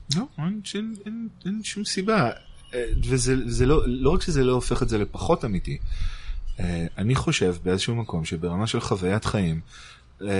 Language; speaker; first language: Hebrew; native; Hebrew